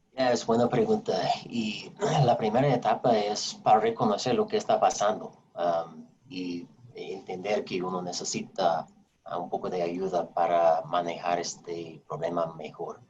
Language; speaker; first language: Spanish; non-native, fluent; English